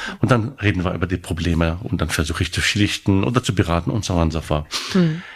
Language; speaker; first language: German; non-native, fluent; Arabic